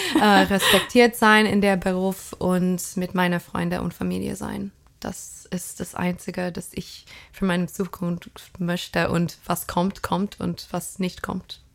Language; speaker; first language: German; non-native, fluent; English